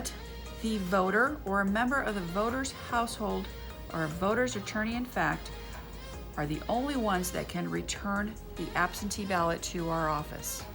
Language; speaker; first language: English; native; English